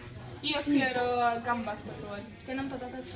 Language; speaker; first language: Spanish; non-native, learner; Norwegian